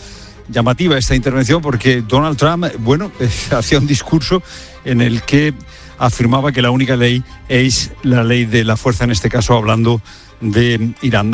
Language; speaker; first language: Spanish; native; Spanish